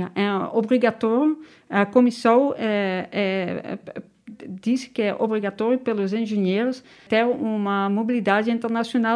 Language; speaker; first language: Portuguese; non-native, learner; Dutch